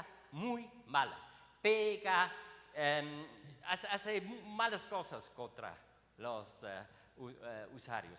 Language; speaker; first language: Spanish; non-native, learner; Swiss German